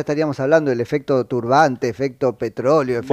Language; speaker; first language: Spanish; native; Spanish